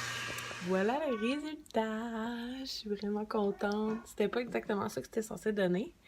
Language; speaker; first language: French; native; French